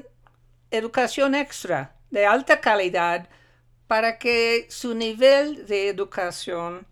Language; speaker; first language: Spanish; non-native, fluent; English